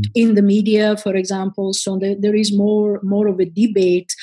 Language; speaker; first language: English; non-native, fluent; Italian